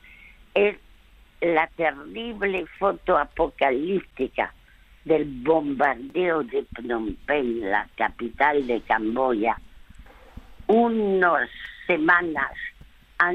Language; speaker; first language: Spanish; early bilingual, other home language; French